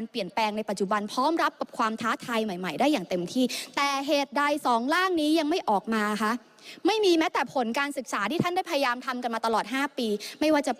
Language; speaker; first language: Thai; native; Thai